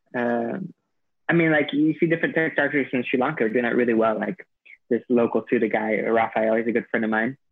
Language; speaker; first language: English; native; English